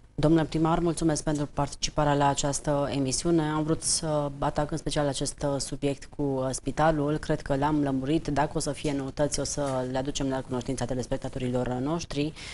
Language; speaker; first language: Romanian; native; Romanian